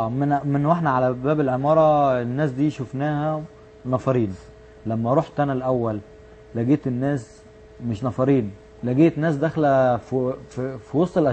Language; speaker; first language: Arabic; native; Arabic